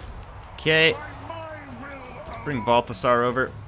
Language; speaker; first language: English; native; English